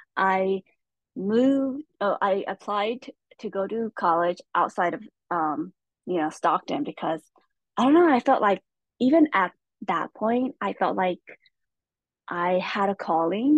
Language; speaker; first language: English; early bilingual, other home language; Hmong